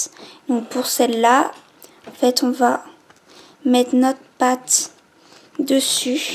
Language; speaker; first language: French; native; French